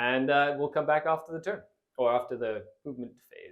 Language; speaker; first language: English; native; English